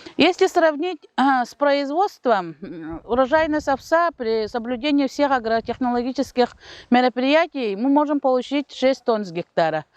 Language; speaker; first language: Russian; non-native, local second language; Yakut